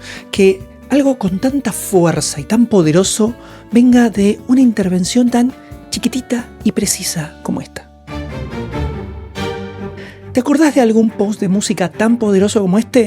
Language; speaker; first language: Spanish; native; Spanish